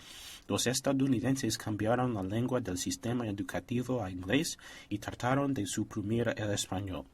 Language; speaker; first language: Spanish; non-native, learner; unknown